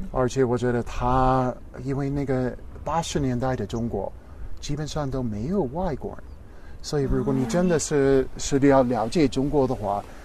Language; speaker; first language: Chinese; non-native, fluent; English